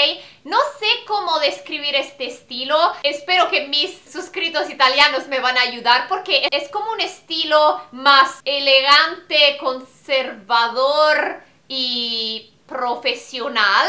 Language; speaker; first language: Spanish; non-native, fluent; Italian